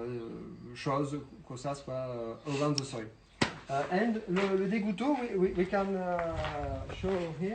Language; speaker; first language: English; non-native, learner; French